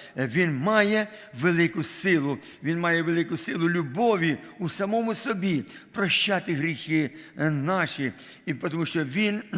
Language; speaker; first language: Ukrainian; non-native, local second language; Russian